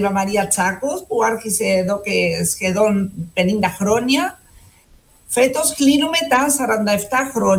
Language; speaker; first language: Greek; non-native, fluent; Spanish